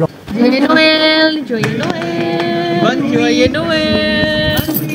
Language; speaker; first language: French; non-native, learner; Indonesian